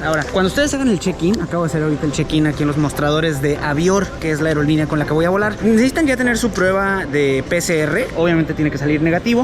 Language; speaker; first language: Spanish; native; Spanish